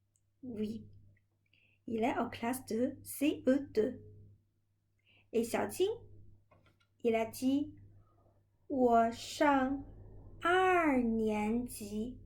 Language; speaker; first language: French; non-native, fluent; Chinese